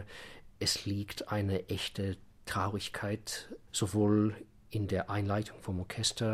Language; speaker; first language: German; non-native, fluent; Russian